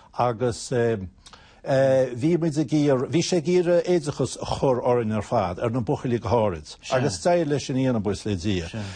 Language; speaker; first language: Irish; native; Irish